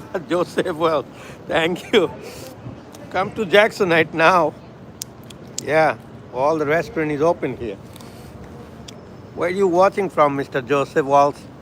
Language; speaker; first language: English; non-native, local second language; Bangla